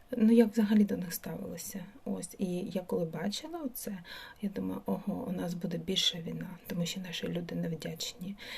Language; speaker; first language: Ukrainian; non-native, local second language; Russian